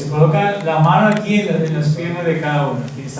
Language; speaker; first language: Spanish; native; Spanish